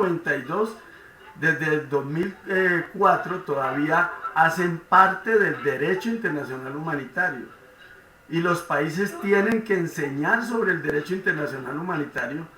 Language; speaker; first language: Spanish; native; Spanish